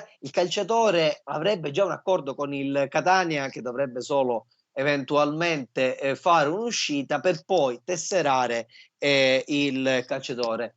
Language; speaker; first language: Italian; native; Italian